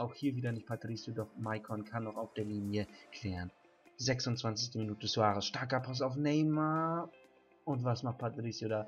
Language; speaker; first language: German; native; German